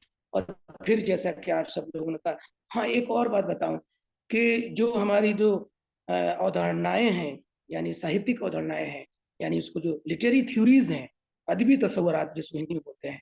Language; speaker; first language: Hindi; native; Hindi